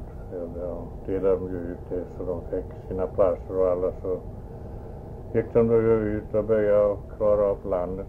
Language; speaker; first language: Swedish; early bilingual, heritage; Swedish